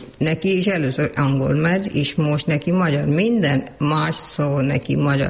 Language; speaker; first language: Hungarian; non-native, learner; Urdu